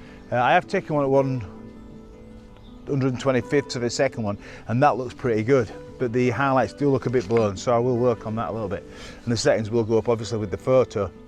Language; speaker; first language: English; native; English